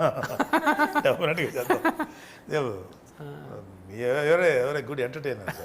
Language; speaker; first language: Telugu; native; Telugu